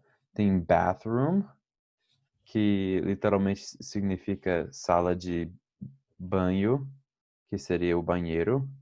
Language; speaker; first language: Portuguese; non-native, fluent; English